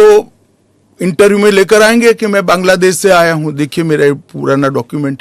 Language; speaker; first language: Hindi; non-native, local second language; Gujarati